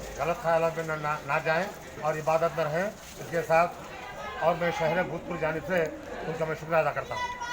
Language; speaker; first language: Urdu; native; Urdu